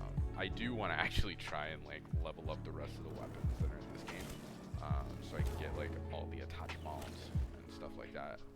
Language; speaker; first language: English; native; English